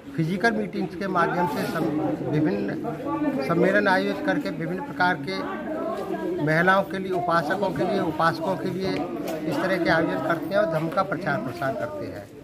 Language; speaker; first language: Hindi; native; Hindi